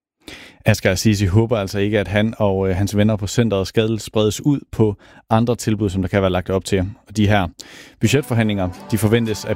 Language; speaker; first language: Danish; native; Danish